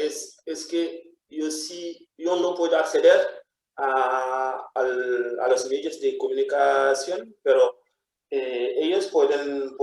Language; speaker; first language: Spanish; non-native, fluent; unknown